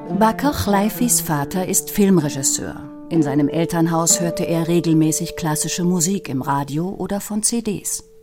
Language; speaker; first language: German; native; German